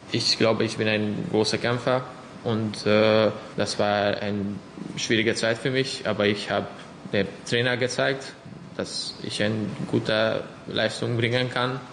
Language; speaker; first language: German; non-native, learner; Hungarian